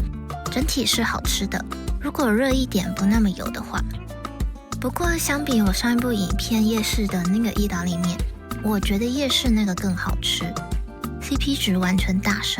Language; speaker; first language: Chinese; native; Chinese